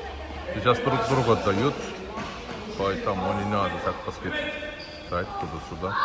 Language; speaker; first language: Russian; non-native, learner; Turkish